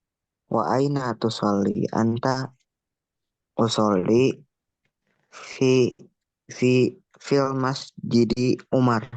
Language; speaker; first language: Arabic; non-native, learner; Indonesian